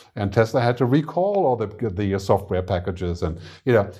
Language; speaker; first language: English; non-native, fluent; German